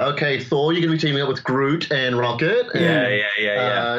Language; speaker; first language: English; native; English